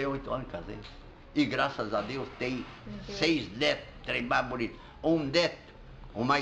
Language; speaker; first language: Portuguese; non-native, fluent; Arabic